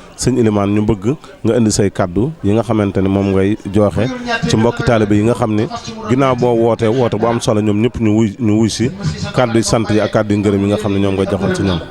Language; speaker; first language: Wolof; native; Wolof